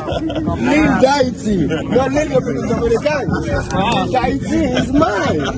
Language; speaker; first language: English; non-native, learner; Haitian Creole